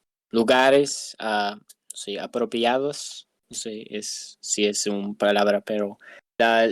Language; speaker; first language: Spanish; non-native, learner; English